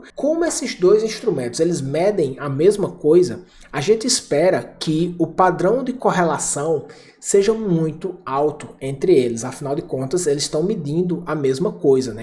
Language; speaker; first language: Portuguese; native; Portuguese